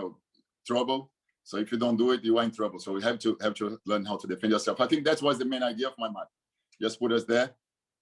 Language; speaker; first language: English; non-native, fluent; Portuguese